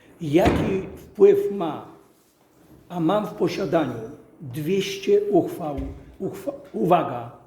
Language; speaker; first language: Polish; native; Polish